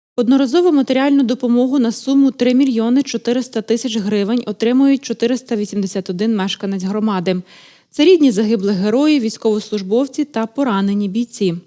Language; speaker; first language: Ukrainian; native; Ukrainian